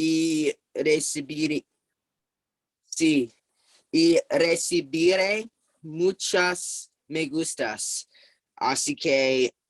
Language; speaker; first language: Spanish; non-native, fluent; English